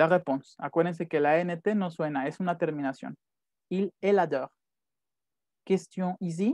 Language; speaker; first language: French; non-native, fluent; Spanish